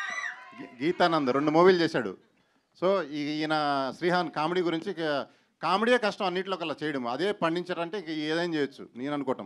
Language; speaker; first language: Telugu; native; Telugu